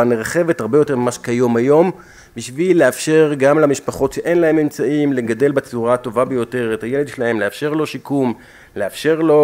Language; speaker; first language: Hebrew; native; Hebrew